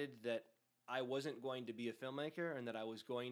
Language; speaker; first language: English; early bilingual, other home language; Spanish